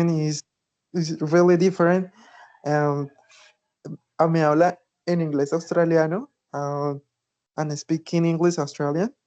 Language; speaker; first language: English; non-native, learner; Spanish